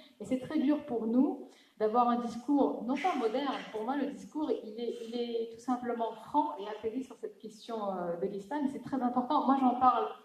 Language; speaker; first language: French; non-native, local second language; Arabic